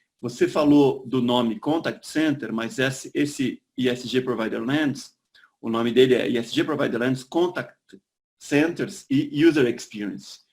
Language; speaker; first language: Portuguese; native; Portuguese